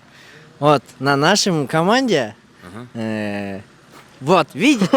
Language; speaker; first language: Russian; non-native, local second language; Kyrgyz